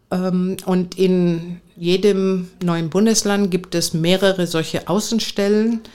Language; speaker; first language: German; non-native, fluent; Greek